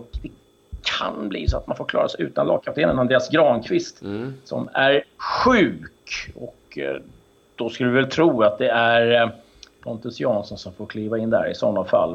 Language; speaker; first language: Swedish; native; Swedish